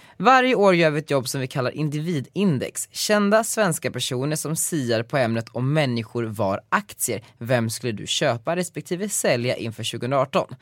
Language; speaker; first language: Swedish; native; Swedish